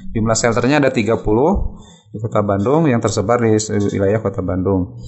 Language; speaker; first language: Indonesian; native; Indonesian